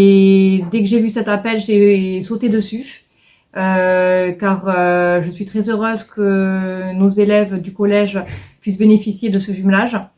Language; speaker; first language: French; native; French